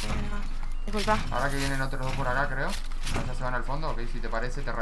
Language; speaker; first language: Spanish; native; Spanish